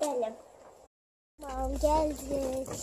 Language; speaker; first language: Turkish; early bilingual, other home language; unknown